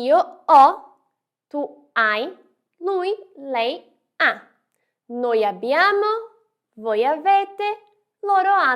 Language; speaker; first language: Italian; non-native, fluent; Portuguese